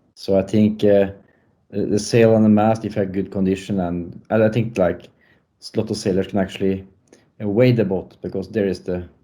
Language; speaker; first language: English; non-native, fluent; Norwegian